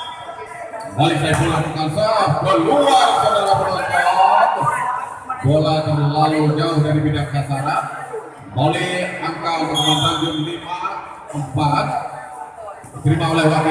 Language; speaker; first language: Indonesian; non-native, local second language; Achinese